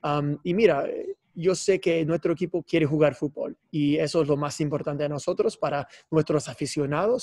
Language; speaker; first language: Spanish; non-native, fluent; English